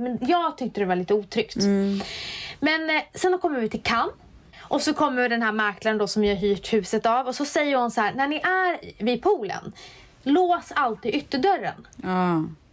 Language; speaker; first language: Swedish; native; Swedish